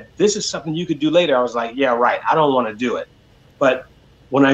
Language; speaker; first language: English; native; English